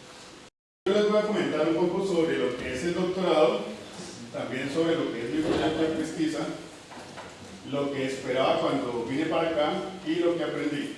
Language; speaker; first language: Spanish; native; Spanish